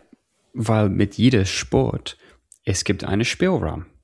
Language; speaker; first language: German; non-native, learner; English